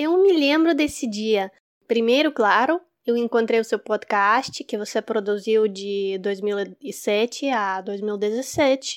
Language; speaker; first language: Portuguese; non-native, fluent; Russian